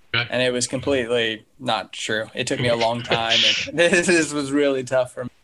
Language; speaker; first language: English; native; English